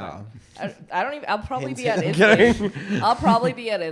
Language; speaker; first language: English; native; English